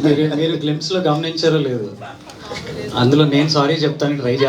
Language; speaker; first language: Telugu; native; Telugu